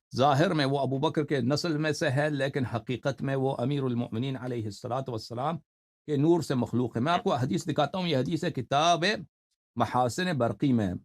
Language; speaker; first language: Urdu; non-native, fluent; Persian